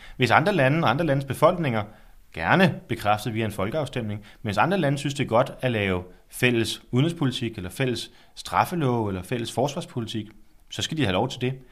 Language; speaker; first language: Danish; native; Danish